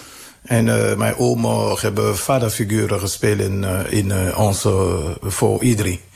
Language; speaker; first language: Dutch; non-native, learner; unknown